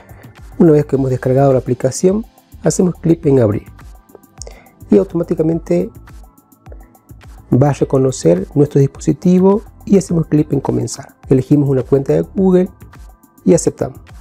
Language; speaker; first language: Spanish; native; Spanish